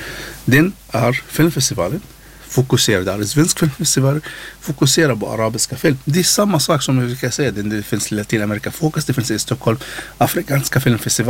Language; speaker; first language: Swedish; non-native, learner; Arabic